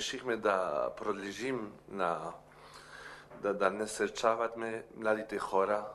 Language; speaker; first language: Bulgarian; non-native, learner; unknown